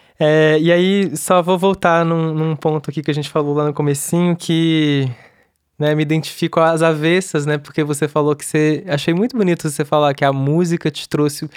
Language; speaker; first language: Portuguese; native; Portuguese